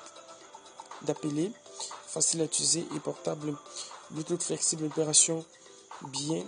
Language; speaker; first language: French; native; French